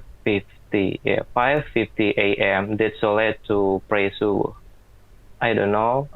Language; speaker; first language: English; non-native, learner; Indonesian